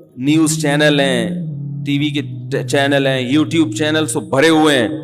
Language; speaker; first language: Urdu; native; Urdu